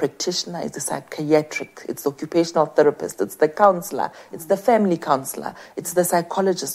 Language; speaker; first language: English; non-native, local second language; Southern Sotho